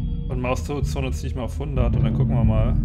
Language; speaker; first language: German; native; German